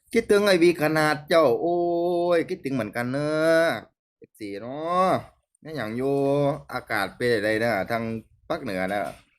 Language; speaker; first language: Thai; native; Thai